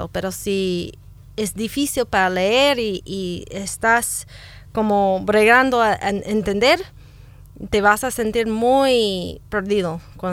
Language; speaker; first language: Spanish; non-native, fluent; English